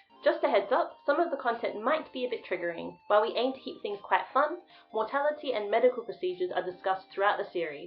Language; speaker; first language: English; native; English